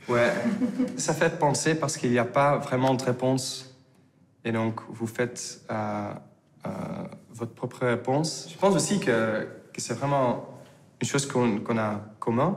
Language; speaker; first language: French; non-native, local second language; Dutch